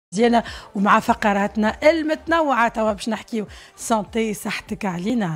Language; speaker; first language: Arabic; native; Arabic